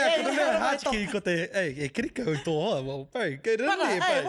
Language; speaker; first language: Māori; non-native, local second language; English